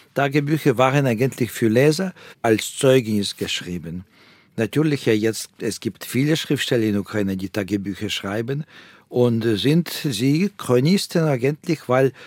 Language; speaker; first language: German; non-native, fluent; Russian